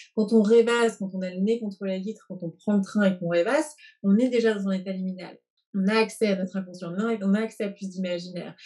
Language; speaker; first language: French; native; French